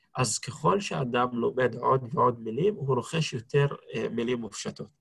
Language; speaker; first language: Hebrew; non-native, local second language; Arabic